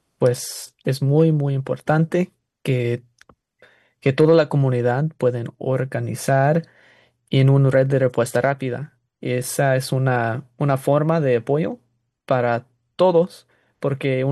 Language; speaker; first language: Spanish; non-native, learner; English